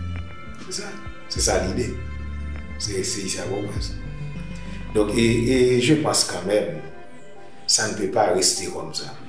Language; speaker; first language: French; non-native, local second language; Haitian Creole